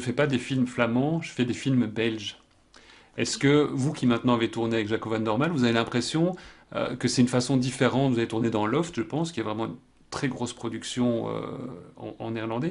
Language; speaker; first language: French; native; French